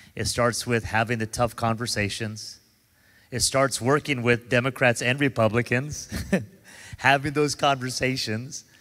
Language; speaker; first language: English; native; English